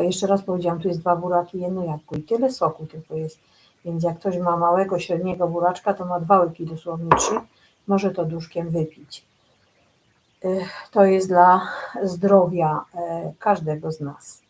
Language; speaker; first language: Polish; native; Polish